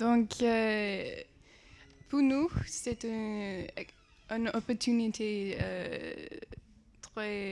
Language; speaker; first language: French; non-native, learner; English